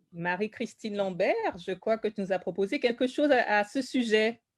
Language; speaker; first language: French; native; French